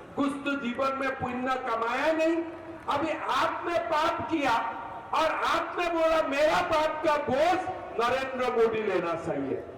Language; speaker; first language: Hindi; non-native, local second language; Assamese